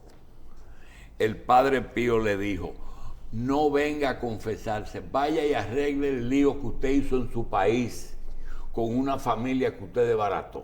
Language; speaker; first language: Spanish; native; Spanish